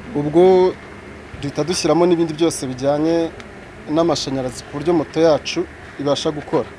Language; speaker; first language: Kinyarwanda; native; Kinyarwanda